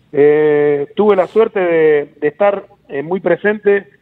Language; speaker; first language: Spanish; native; Spanish